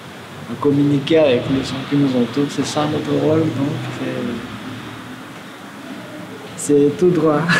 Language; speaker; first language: French; non-native, local second language; Malagasy